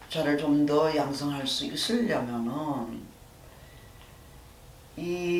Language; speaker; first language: Korean; native; Korean